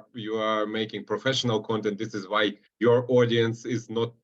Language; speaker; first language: English; non-native, fluent; Ukrainian